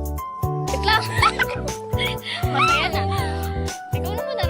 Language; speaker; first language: Filipino; native; Filipino